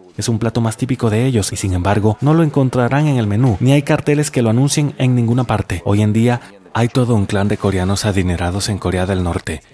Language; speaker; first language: Spanish; non-native, fluent; Russian